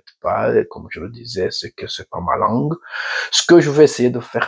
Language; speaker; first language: French; non-native, local second language; Rundi